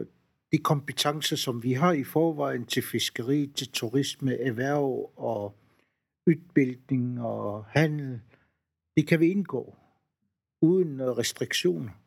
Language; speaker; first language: Danish; non-native, local second language; Kalaallisut